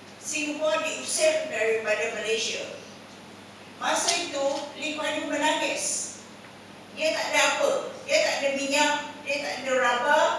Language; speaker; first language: Malay; native; Malay